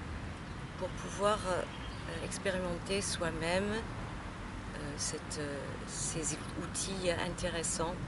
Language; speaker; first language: French; non-native, fluent; English